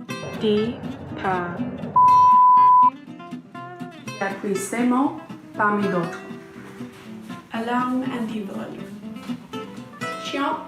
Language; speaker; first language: French; non-native, learner; English